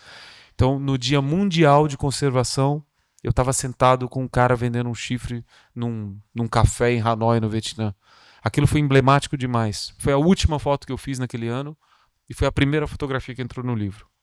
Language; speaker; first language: Portuguese; native; Portuguese